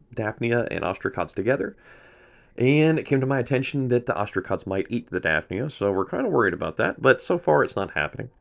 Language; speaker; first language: English; native; English